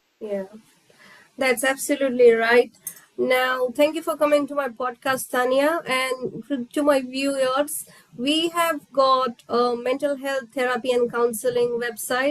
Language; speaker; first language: English; non-native, local second language; Hindi